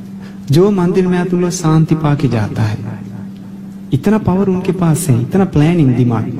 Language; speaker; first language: Hindi; non-native, fluent; Sinhala